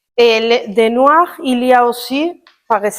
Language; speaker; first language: French; non-native, learner; Spanish